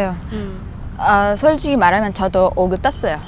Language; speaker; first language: Korean; non-native, fluent; Thai